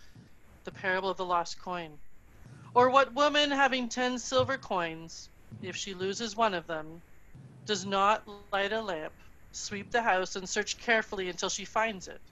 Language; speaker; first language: English; native; English